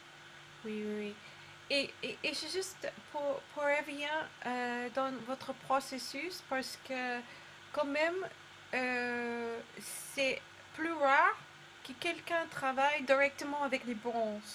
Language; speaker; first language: French; non-native, learner; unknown